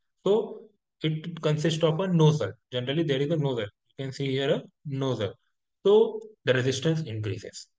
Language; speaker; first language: English; non-native, local second language; Hindi